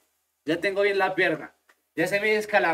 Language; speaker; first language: Spanish; native; Spanish